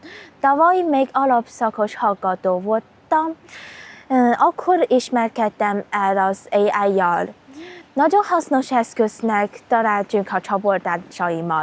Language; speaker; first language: Hungarian; non-native, learner; Chinese